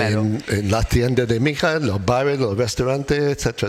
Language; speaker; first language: Spanish; non-native, learner; English